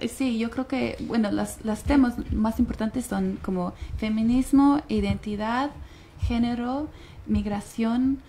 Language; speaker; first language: Spanish; non-native, fluent; English